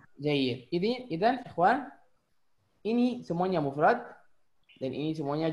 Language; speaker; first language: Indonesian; non-native, fluent; Arabic